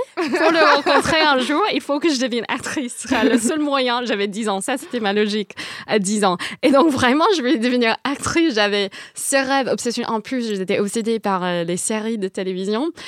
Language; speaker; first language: French; non-native, fluent; English